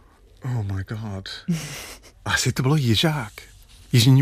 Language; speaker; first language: Czech; non-native, fluent; English